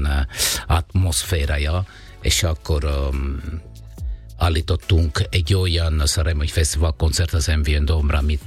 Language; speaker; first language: Hungarian; non-native, fluent; Italian